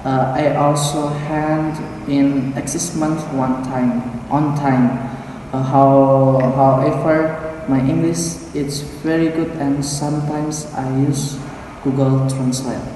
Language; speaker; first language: English; non-native, learner; Indonesian